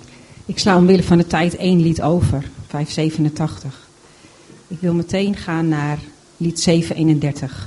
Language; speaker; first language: Dutch; native; Dutch